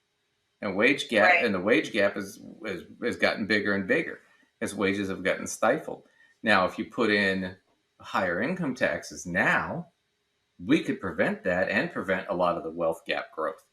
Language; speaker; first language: English; native; English